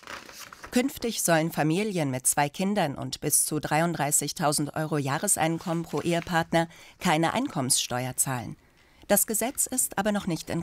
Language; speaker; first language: German; native; German